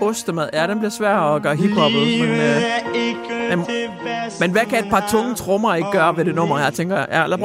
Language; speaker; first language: Danish; native; Danish